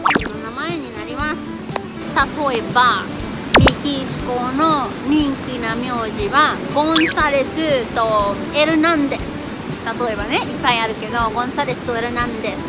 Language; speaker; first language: Japanese; non-native, learner; Spanish